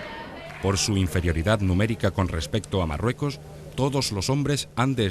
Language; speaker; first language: Spanish; native; Spanish